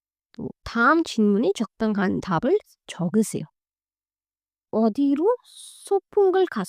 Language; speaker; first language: Korean; non-native, learner; Hindi